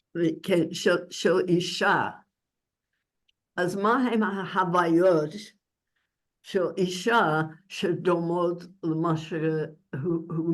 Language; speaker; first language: Hebrew; non-native, learner; English